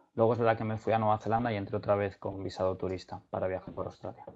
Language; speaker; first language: Spanish; native; Spanish